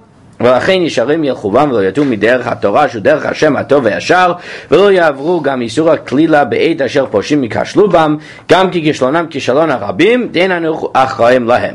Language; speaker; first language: Hebrew; non-native, fluent; English